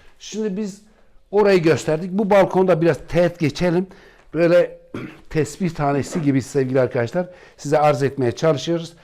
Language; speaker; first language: Turkish; native; Turkish